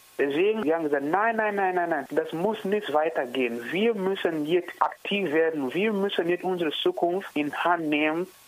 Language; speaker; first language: German; non-native, fluent; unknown